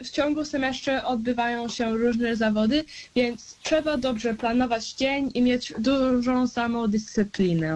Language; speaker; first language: Polish; early bilingual, heritage; Polish